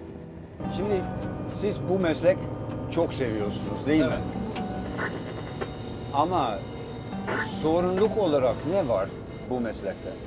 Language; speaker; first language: Turkish; non-native, fluent; Dutch